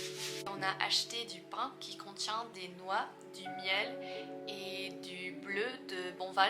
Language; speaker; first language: French; non-native, fluent; English